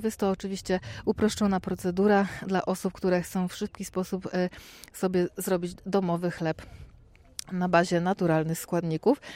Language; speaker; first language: Polish; native; Polish